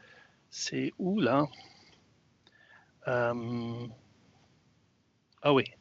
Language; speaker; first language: French; non-native, fluent; English